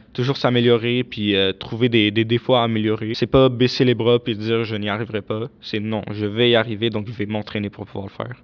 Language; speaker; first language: French; early bilingual, other home language; Arabic